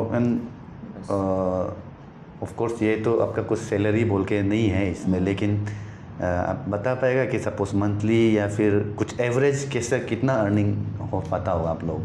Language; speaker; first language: Hindi; non-native, local second language; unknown